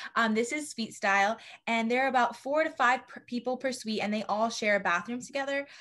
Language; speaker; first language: English; native; English